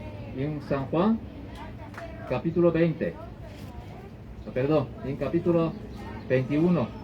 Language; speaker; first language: Spanish; non-native, learner; Chinese